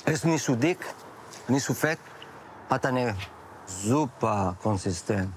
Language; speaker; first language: German; non-native, learner; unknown